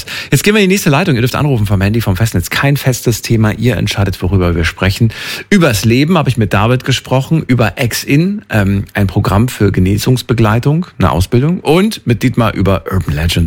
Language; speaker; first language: German; native; German